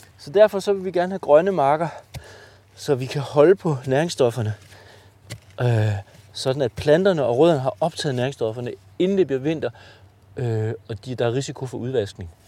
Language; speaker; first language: Danish; native; Danish